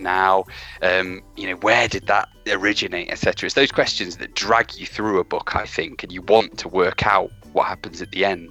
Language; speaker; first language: English; native; English